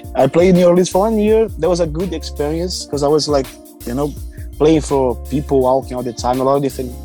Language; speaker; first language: English; non-native, learner; Portuguese